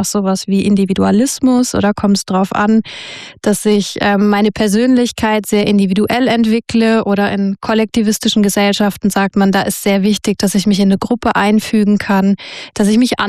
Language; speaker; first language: German; native; German